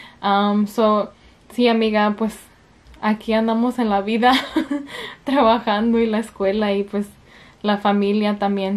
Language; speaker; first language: Spanish; early bilingual, heritage; Spanish